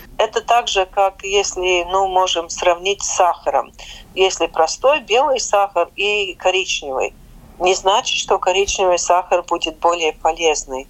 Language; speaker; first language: Russian; non-native, local second language; Latvian